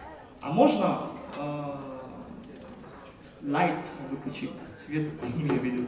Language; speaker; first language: Russian; non-native, fluent; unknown